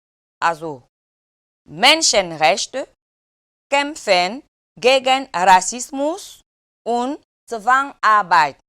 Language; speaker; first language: German; non-native, fluent; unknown